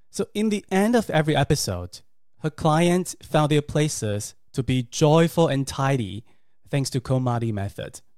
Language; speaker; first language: English; non-native, fluent; Chinese